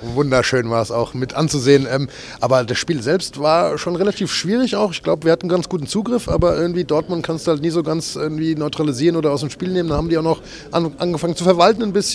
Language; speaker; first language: German; native; German